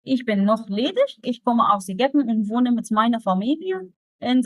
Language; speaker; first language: German; non-native, fluent; Arabic